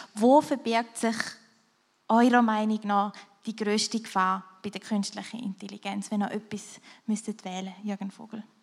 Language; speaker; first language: German; native; German